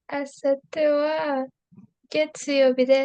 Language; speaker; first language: Japanese; non-native, learner; Indonesian